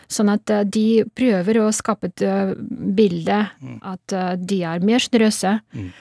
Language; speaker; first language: Norwegian; non-native, fluent; Russian